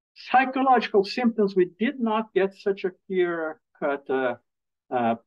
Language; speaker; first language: English; non-native, fluent; Portuguese